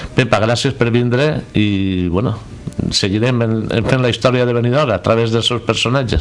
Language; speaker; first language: Spanish; non-native, local second language; Catalan